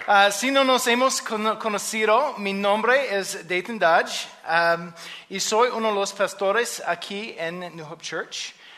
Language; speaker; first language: Spanish; non-native, learner; English